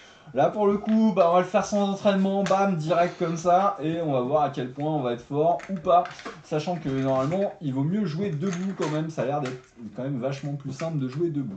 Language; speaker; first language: French; native; French